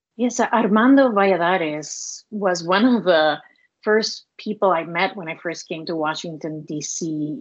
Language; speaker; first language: English; non-native, fluent; Spanish